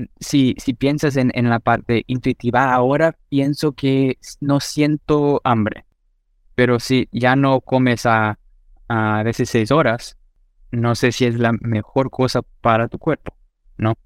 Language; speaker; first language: Spanish; non-native, fluent; Portuguese